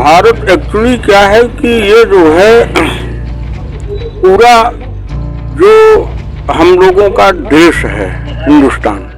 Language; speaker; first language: Hindi; native; Hindi